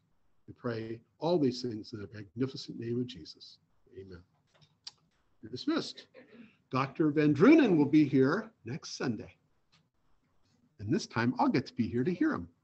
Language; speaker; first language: English; native; English